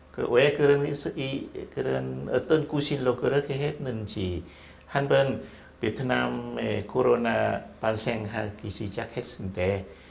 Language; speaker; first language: Korean; non-native, fluent; Vietnamese